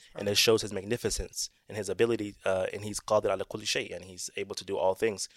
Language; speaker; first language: English; native; English